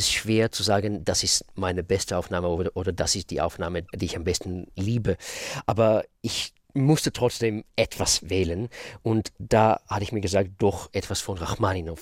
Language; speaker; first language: German; non-native, fluent; Russian